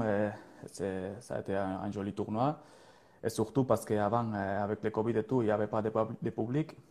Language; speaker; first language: French; non-native, learner; Spanish